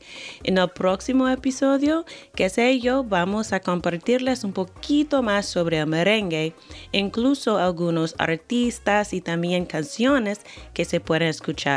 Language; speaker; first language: Spanish; non-native, fluent; English